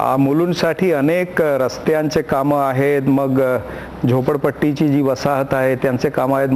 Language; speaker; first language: Marathi; non-native, local second language; Punjabi